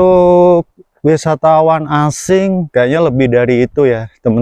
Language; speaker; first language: Indonesian; native; Indonesian